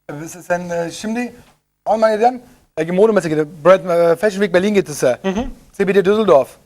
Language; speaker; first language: Turkish; early bilingual, heritage; Turkish